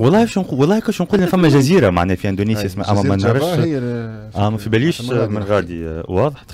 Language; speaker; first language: Arabic; native; Arabic